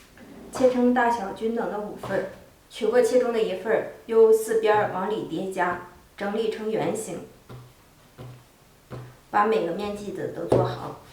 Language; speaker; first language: Chinese; native; Chinese